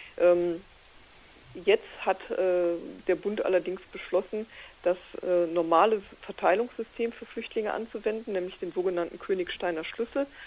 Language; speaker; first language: German; native; German